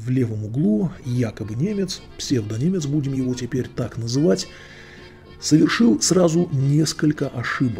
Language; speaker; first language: Russian; native; Russian